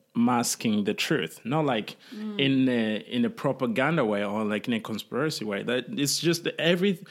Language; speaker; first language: English; non-native, local second language; Kinyarwanda